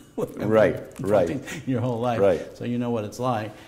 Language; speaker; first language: English; native; English